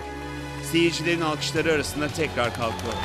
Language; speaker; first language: Turkish; native; Turkish